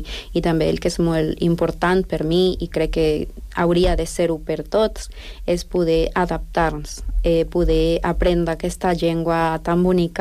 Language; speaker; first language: Catalan; non-native, fluent; Spanish